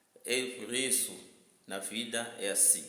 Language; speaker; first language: Portuguese; non-native, learner; Lingala